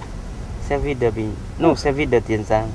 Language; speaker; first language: French; non-native, learner; Vietnamese